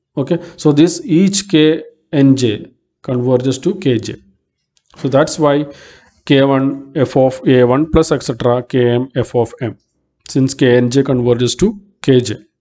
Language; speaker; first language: English; non-native, local second language; Malayalam